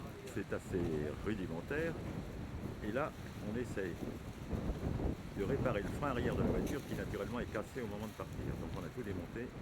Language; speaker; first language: French; native; French